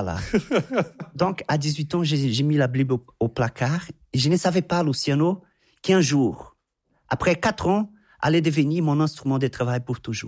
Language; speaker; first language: French; non-native, fluent; Portuguese